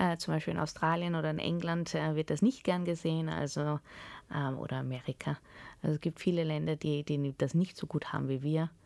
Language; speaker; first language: German; early bilingual, heritage; German